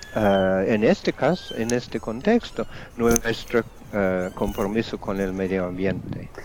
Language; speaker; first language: Spanish; non-native, fluent; English